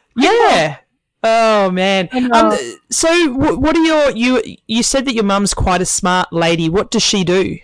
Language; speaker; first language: English; native; English